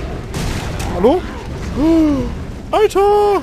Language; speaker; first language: German; native; German